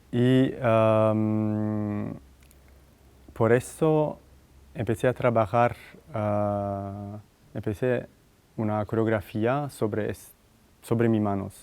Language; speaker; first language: Spanish; non-native, fluent; Italian